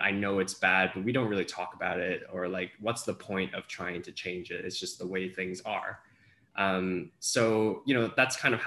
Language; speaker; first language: English; non-native, local second language; Cantonese